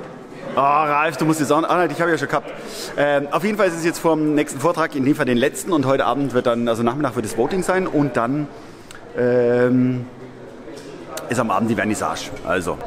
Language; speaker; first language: German; native; German